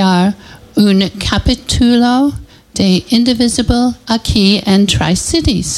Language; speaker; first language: Spanish; non-native, learner; English